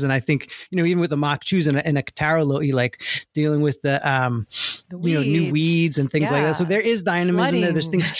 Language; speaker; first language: English; native; English